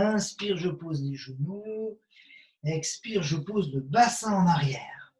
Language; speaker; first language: French; native; French